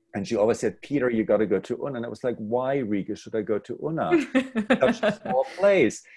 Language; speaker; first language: English; non-native, fluent; German